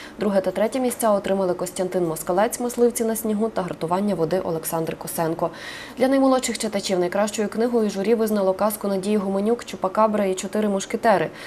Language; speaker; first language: Ukrainian; native; Ukrainian